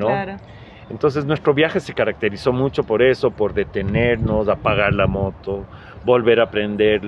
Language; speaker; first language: Spanish; native; Spanish